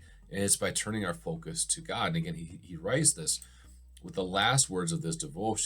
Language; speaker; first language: English; native; English